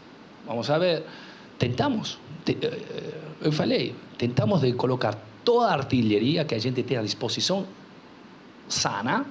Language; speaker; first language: Portuguese; non-native, local second language; Spanish